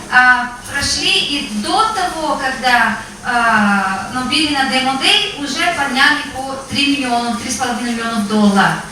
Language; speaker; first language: Russian; non-native, fluent; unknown